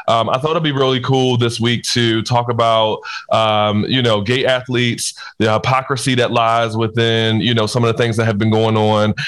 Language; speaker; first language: English; native; English